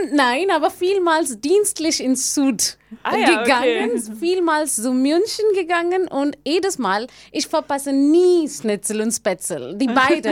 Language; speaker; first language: German; non-native, learner; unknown